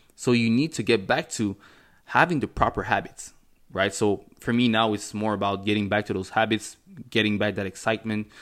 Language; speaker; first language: English; non-native, fluent; French